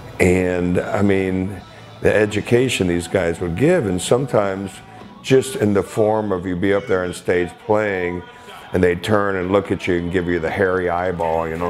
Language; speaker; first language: English; native; English